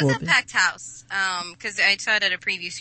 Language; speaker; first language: English; native; English